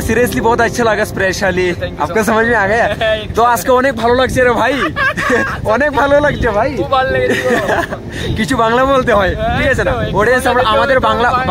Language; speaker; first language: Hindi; non-native, local second language; Bangla